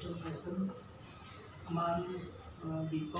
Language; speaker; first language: German; non-native, learner; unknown